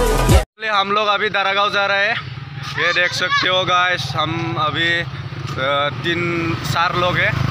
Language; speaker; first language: Hindi; non-native, local second language; Assamese